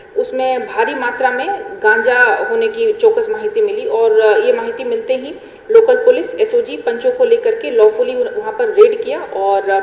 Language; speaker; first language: Hindi; non-native, local second language; Gujarati